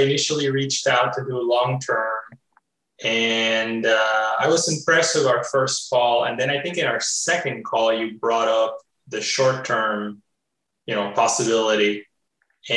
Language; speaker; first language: English; early bilingual, other home language; Spanish